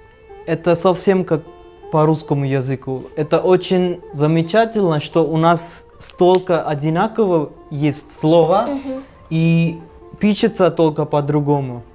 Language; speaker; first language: Russian; non-native, learner; Hindi